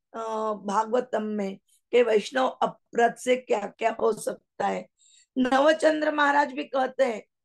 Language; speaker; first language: Hindi; non-native, local second language; Marathi